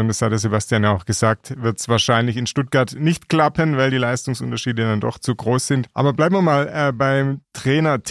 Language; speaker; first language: German; native; German